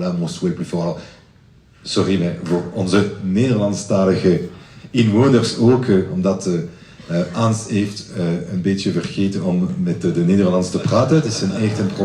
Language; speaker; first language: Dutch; non-native, learner; French